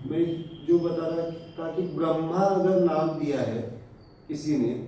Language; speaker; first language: Hindi; non-native, local second language; Marathi